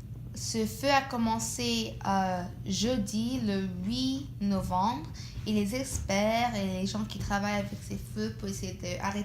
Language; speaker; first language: French; non-native, fluent; English